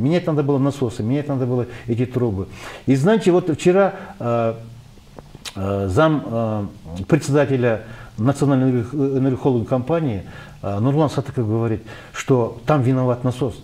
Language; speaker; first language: Russian; non-native, local second language; Kyrgyz